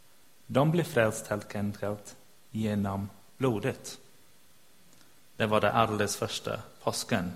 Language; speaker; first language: Swedish; non-native, fluent; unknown